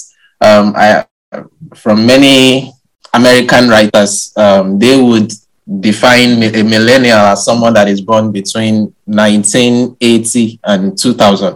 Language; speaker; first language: English; non-native, local second language; Yoruba